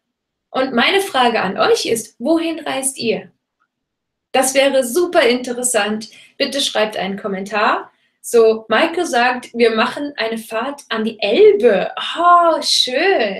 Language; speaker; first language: German; non-native, fluent; English